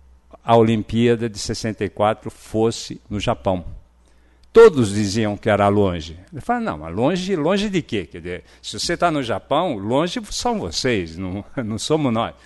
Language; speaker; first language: Portuguese; early bilingual, other home language; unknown